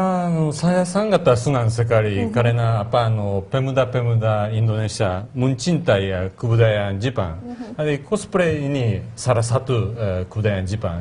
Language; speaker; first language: Indonesian; non-native, learner; Japanese